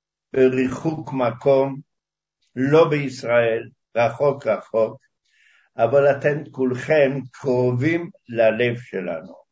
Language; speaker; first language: Hebrew; early bilingual, other home language; Hungarian